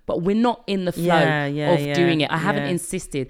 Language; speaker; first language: English; native; English